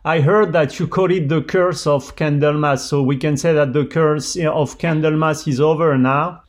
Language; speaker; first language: English; non-native, fluent; French